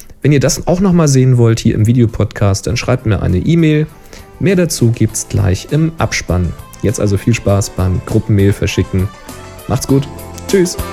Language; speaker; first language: German; native; German